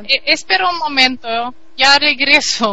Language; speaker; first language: Spanish; non-native, learner; Swedish